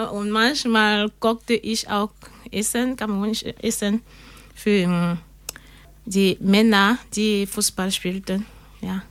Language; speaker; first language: German; non-native, learner; French